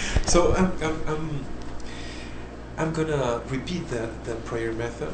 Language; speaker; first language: English; non-native, fluent; Spanish